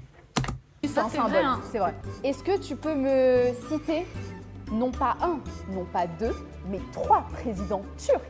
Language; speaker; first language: French; native; French